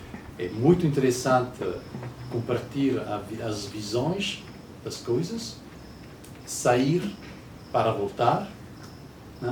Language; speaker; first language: Portuguese; non-native, learner; Italian